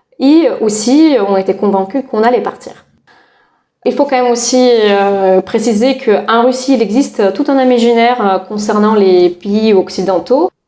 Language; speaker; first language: French; non-native, fluent; Russian